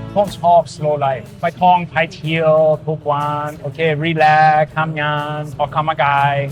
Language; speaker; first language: Thai; non-native, learner; English